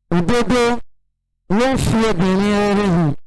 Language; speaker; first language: English; non-native, local second language; Yoruba